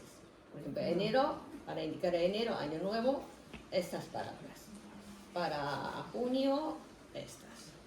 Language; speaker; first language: Spanish; non-native, fluent; Japanese